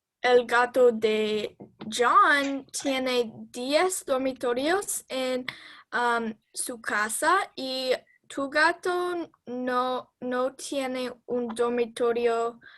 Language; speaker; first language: Spanish; non-native, learner; English